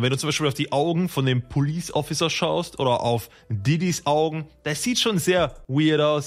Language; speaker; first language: German; native; German